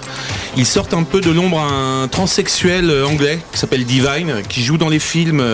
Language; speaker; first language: French; native; French